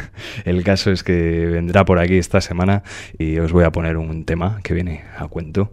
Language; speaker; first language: Spanish; native; Spanish